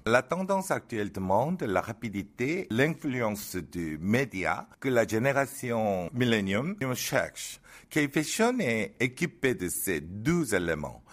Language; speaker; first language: French; non-native, fluent; Korean